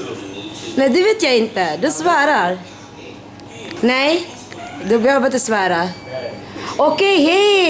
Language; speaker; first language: Swedish; non-native, learner; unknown